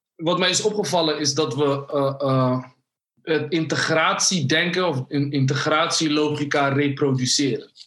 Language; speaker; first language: Dutch; early bilingual, other home language; Somali